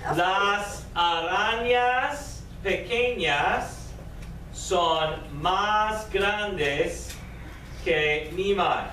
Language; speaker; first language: Spanish; non-native, fluent; English